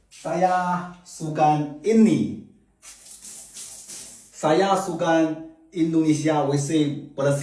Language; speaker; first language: Indonesian; non-native, learner; Chinese